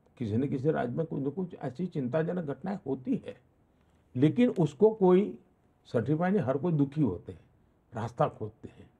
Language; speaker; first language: Hindi; non-native, local second language; Gujarati